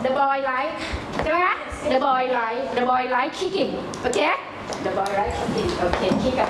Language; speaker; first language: English; non-native, learner; Thai